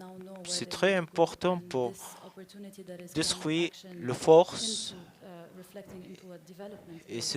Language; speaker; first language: French; non-native, learner; Arabic